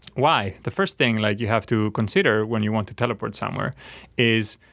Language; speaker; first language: English; non-native, fluent; Greek